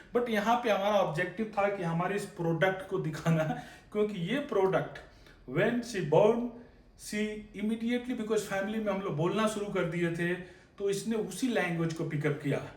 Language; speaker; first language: Hindi; native; Hindi